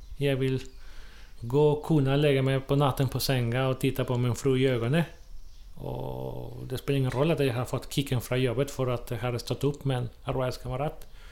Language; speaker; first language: Swedish; non-native, fluent; Spanish